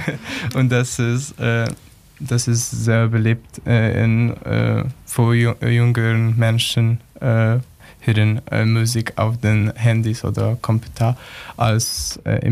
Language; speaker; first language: German; non-native, learner; Polish